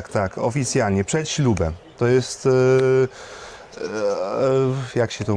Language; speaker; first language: Polish; early bilingual, heritage; Polish